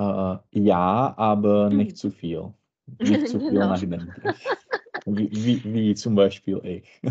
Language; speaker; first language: German; non-native, learner; Czech